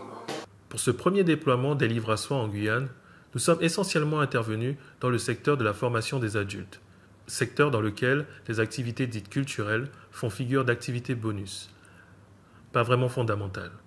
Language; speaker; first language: French; native; French